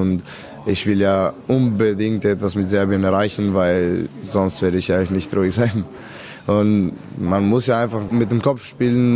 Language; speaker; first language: German; non-native, fluent; Serbian